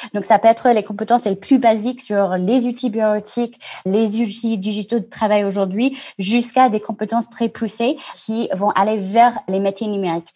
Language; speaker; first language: French; non-native, fluent; Chinese